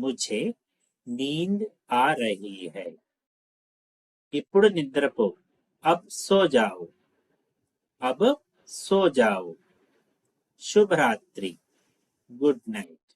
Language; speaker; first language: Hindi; non-native, local second language; Telugu